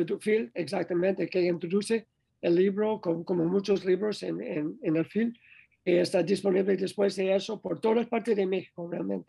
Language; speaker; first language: Spanish; non-native, learner; English